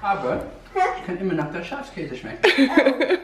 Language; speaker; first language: German; non-native, fluent; English